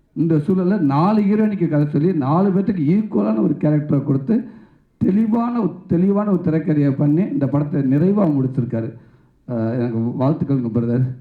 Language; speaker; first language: Tamil; native; Tamil